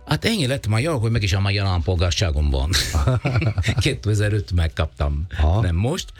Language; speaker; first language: Hungarian; non-native, fluent; Italian